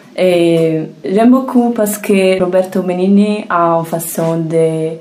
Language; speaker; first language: French; non-native, fluent; Italian